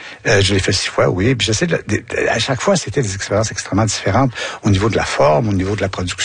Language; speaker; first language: French; native; French